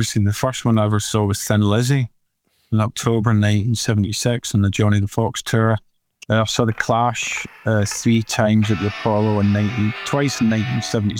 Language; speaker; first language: English; native; English